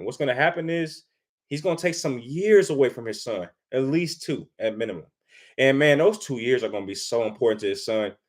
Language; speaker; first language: English; native; English